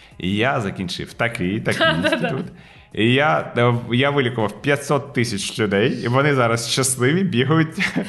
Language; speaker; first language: Ukrainian; non-native, local second language; Russian